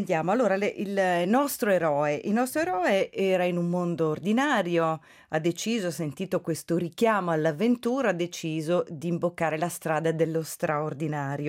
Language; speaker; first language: Italian; native; Italian